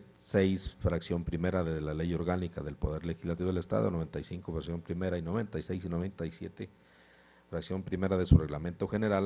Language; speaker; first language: Spanish; native; Spanish